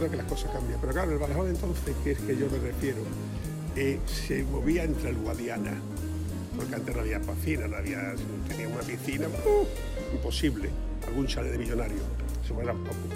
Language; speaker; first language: Spanish; native; Spanish